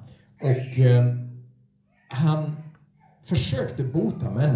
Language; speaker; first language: Swedish; non-native, fluent; English